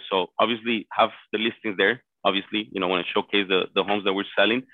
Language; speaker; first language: English; non-native, fluent; Spanish